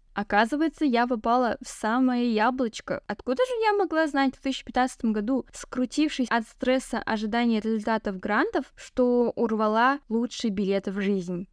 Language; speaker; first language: Russian; non-native, local second language; Kazakh